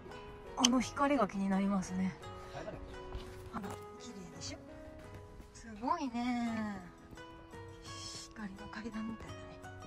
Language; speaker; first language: Japanese; native; Japanese